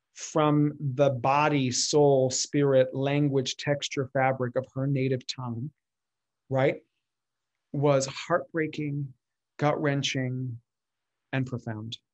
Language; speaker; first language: English; early bilingual, other home language; Spanish